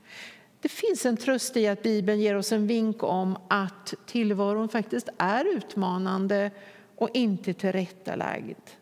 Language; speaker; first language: Swedish; native; Swedish